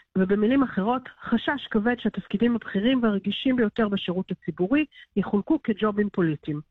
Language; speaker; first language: Hebrew; native; Hebrew